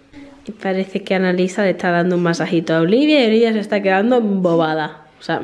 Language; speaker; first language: Spanish; native; Spanish